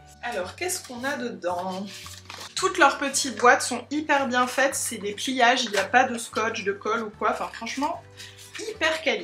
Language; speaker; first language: French; native; French